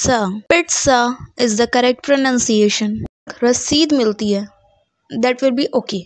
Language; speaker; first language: English; non-native, local second language; Hindi